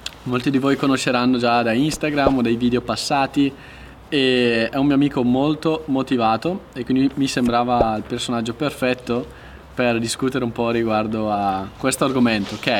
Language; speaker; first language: Italian; native; Italian